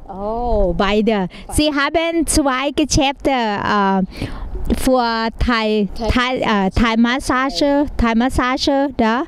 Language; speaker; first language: German; non-native, learner; Thai